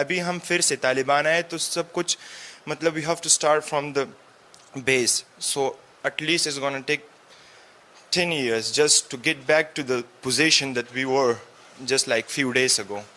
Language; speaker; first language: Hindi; non-native, fluent; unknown